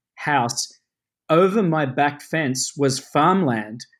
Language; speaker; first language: English; native; English